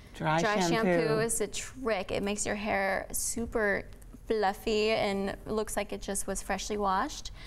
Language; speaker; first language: English; native; English